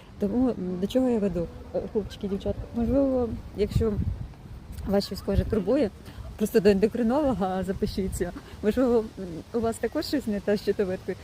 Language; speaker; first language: Ukrainian; non-native, local second language; Russian